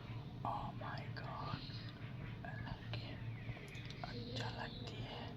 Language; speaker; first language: Hindi; non-native, learner; Bangla